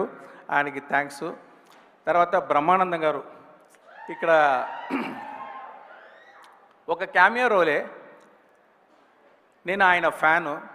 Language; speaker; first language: Telugu; non-native, fluent; Tamil